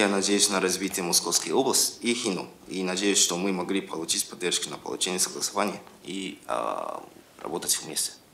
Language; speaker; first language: Russian; non-native, fluent; Japanese